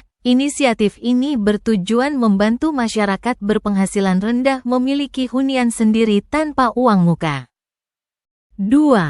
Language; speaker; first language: Indonesian; native; Indonesian